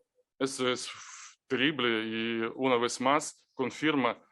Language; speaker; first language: Spanish; non-native, fluent; Ukrainian